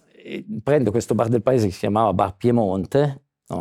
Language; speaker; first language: Italian; native; Italian